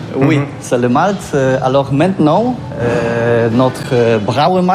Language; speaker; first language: French; non-native, learner; Polish